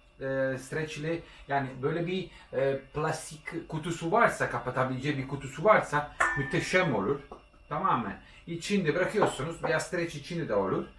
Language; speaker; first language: Turkish; non-native, learner; Italian